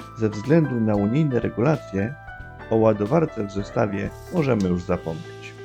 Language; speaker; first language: Polish; native; Polish